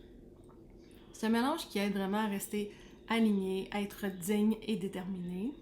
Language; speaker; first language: French; native; French